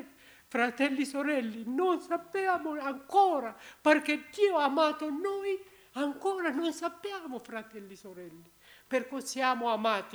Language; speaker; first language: Italian; non-native, learner; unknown